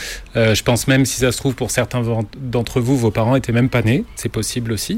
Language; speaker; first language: French; native; French